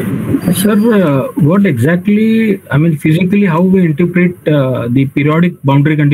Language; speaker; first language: English; non-native, learner; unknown